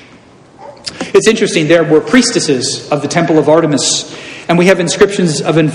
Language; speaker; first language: English; native; English